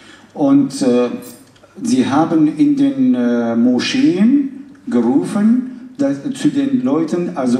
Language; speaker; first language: German; non-native, fluent; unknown